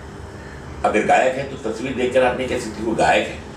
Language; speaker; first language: Hindi; native; Hindi